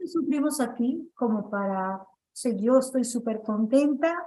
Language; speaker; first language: Spanish; native; Spanish